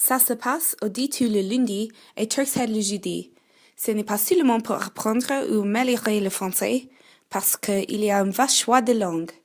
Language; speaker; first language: French; non-native, learner; English